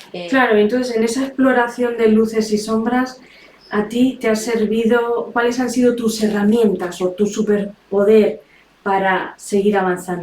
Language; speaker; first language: Spanish; native; Spanish